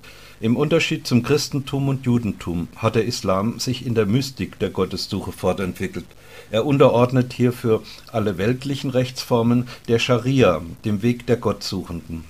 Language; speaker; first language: German; native; German